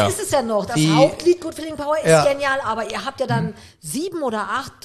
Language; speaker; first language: German; native; German